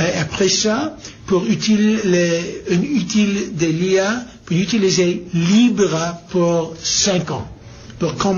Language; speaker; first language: French; non-native, learner; English